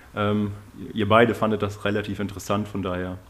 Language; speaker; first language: German; native; German